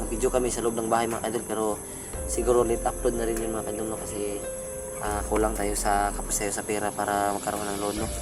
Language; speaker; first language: Filipino; non-native, local second language; Cebuano